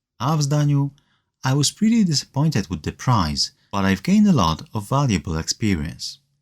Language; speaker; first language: English; non-native, fluent; Polish